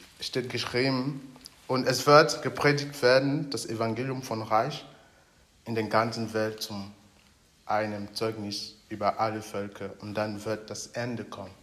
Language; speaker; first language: German; non-native, fluent; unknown